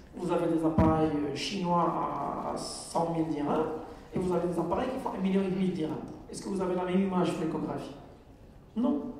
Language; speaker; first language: French; non-native, local second language; Arabic